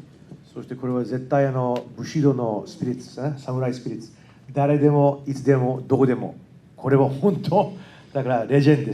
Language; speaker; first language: Japanese; non-native, learner; Thai